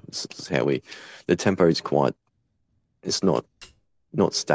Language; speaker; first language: English; native; English